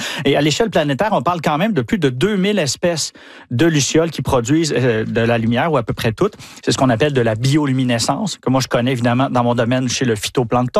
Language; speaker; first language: French; native; French